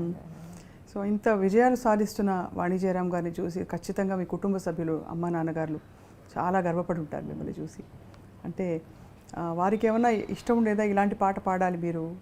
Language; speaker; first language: Telugu; native; Telugu